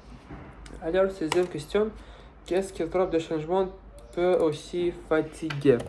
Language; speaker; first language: French; non-native, learner; Russian